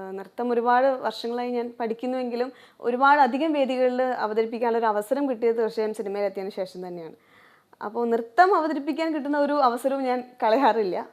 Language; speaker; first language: Malayalam; native; Malayalam